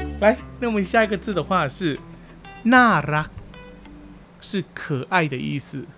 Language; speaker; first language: Chinese; early bilingual, heritage; Chinese